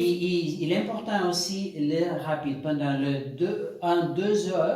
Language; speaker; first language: French; non-native, fluent; Spanish